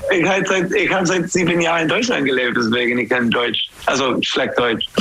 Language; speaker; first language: German; non-native, learner; English